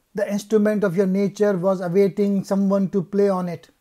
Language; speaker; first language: English; non-native, local second language; Urdu